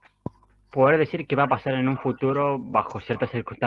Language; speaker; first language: Spanish; native; Spanish